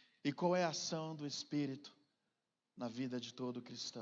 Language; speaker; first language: Portuguese; native; Portuguese